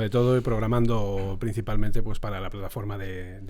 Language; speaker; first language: Spanish; native; Spanish